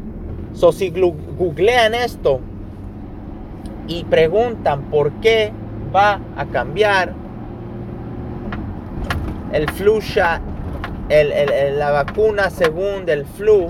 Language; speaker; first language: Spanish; early bilingual, heritage; Spanish